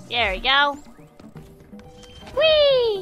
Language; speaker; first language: English; native; English